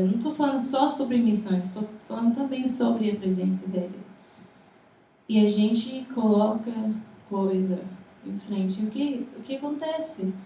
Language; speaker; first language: Portuguese; non-native, fluent; English